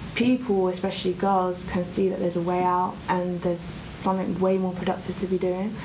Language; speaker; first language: English; native; English